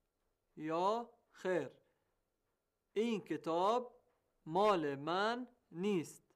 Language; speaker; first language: Persian; non-native, learner; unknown